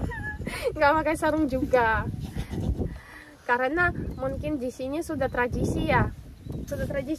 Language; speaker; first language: Indonesian; non-native, fluent; Russian